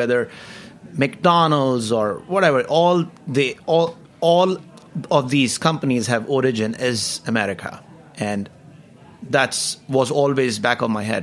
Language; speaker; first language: English; non-native, local second language; Hindi